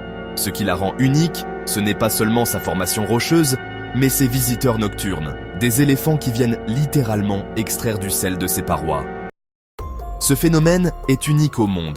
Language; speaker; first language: French; native; French